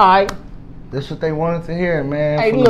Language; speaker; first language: English; native; English